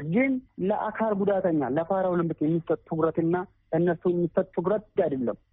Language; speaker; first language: Amharic; native; Amharic